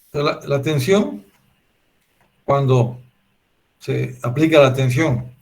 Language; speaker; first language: Spanish; native; Spanish